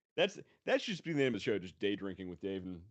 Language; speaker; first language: English; native; English